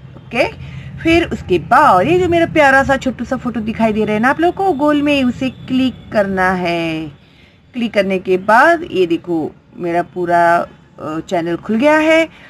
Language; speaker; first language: Hindi; non-native, local second language; Marathi